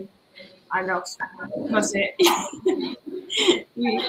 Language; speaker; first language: French; non-native, learner; Spanish